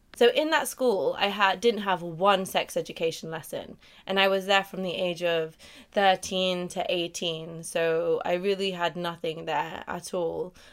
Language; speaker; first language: English; native; English